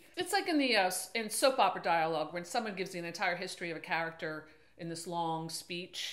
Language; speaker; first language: English; native; English